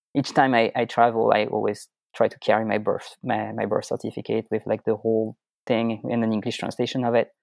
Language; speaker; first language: English; non-native, fluent; French